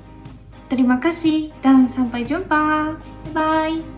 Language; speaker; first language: Indonesian; non-native, learner; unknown